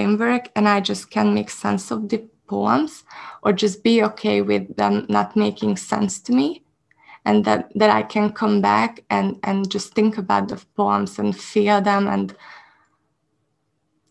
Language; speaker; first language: English; non-native, fluent; Hungarian